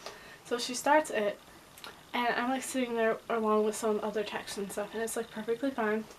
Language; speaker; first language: English; native; English